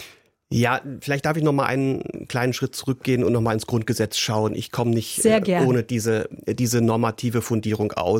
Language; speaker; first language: German; native; German